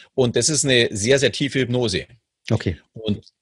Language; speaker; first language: German; native; German